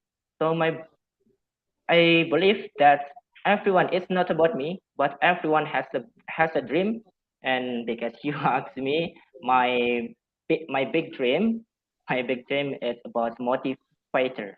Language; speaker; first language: English; non-native, fluent; Javanese